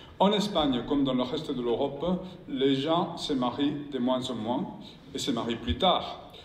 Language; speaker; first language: French; non-native, fluent; Spanish